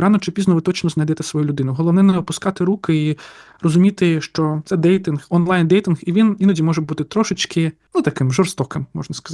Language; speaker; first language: Ukrainian; native; Ukrainian